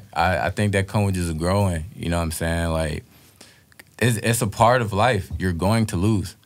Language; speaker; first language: English; native; English